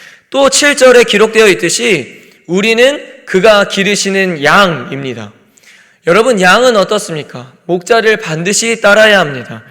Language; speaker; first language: Korean; native; Korean